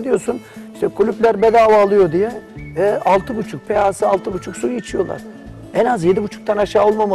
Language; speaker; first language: Turkish; native; Turkish